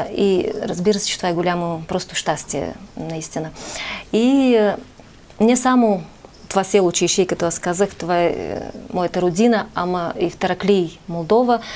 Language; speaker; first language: Bulgarian; early bilingual, heritage; Bulgarian